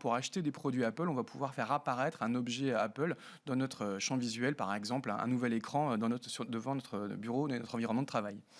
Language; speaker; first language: French; native; French